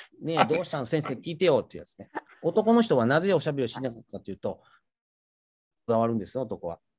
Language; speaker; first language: Japanese; native; Japanese